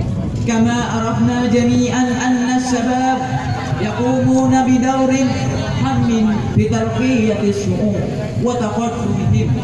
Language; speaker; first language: Arabic; non-native, learner; Indonesian